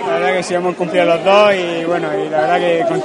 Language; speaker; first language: Spanish; native; Spanish